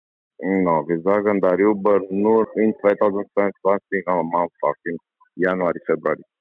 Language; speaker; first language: German; non-native, learner; Romanian